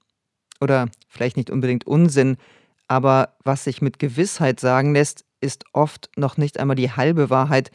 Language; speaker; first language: German; native; German